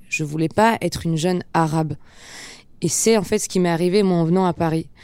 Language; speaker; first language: French; native; French